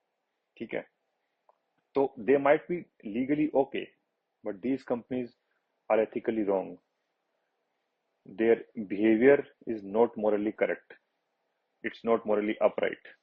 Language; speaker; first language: English; non-native, local second language; Hindi